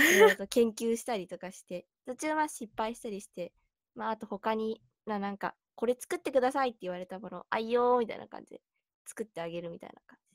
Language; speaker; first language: Japanese; native; Japanese